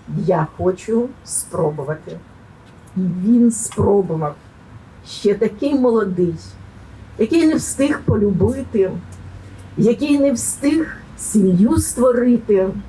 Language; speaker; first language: Ukrainian; native; Ukrainian